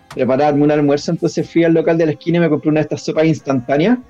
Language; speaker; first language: Spanish; native; Spanish